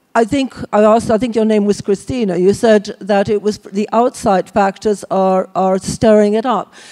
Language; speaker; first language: English; native; English